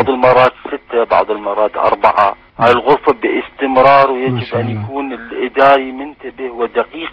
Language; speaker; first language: Arabic; native; Arabic